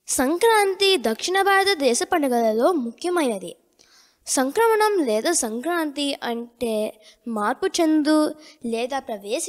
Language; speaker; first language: Telugu; early bilingual, heritage; Telugu